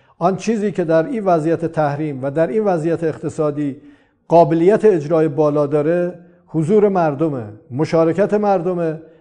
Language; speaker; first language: Persian; non-native, local second language; Azerbaijani